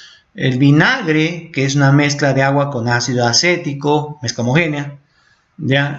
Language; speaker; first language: Spanish; native; Spanish